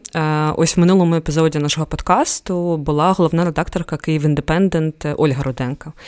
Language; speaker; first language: Ukrainian; native; Ukrainian